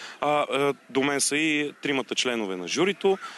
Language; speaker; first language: Bulgarian; native; Bulgarian